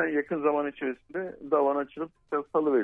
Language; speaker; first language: Turkish; native; Turkish